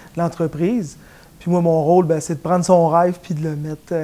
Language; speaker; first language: French; native; French